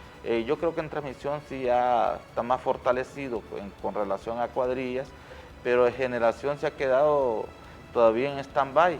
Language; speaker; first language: Spanish; native; Spanish